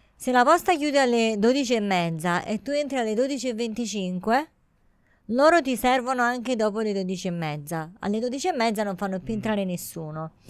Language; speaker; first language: Italian; native; Italian